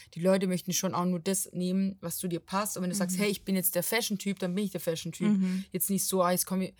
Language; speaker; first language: German; non-native, fluent; Portuguese